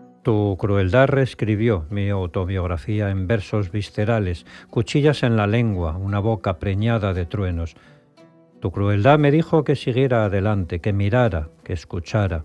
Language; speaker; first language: Spanish; native; Spanish